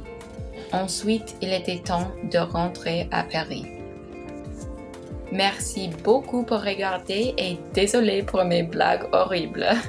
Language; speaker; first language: French; non-native, learner; English